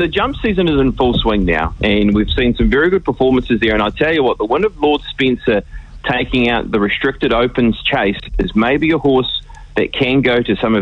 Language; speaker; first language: English; native; English